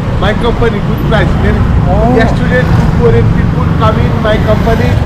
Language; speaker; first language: English; non-native, learner; Nepali